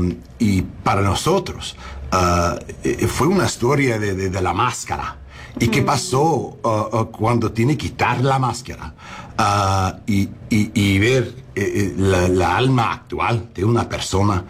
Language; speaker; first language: Spanish; non-native, learner; English